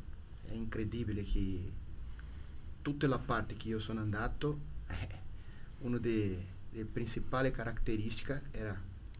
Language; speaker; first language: Italian; non-native, learner; Portuguese